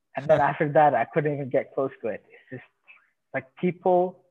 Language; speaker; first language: English; non-native, fluent; Persian